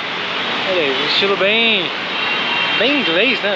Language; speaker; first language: Portuguese; native; Portuguese